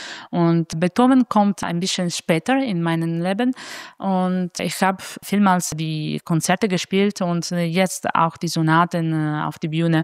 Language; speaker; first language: German; non-native, fluent; Italian